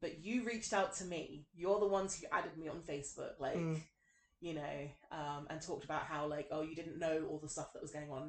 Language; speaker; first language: English; native; English